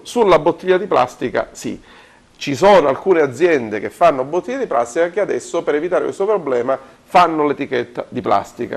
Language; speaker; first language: Italian; native; Italian